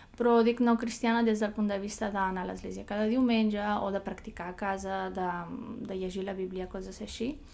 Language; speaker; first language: Catalan; non-native, fluent; Greek